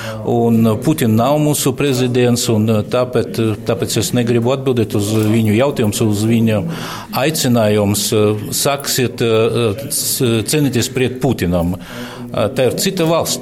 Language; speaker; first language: Latvian; non-native, local second language; Russian